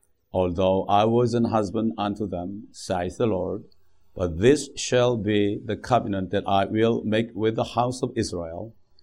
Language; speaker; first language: English; non-native, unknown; Korean